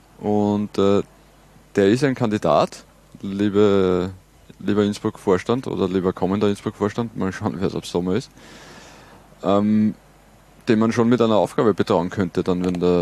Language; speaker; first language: German; native; German